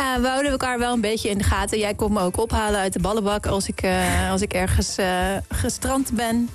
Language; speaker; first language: Dutch; native; Dutch